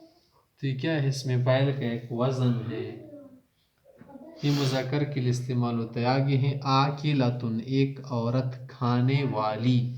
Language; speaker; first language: Urdu; native; Urdu